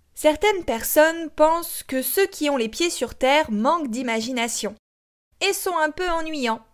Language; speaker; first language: French; native; French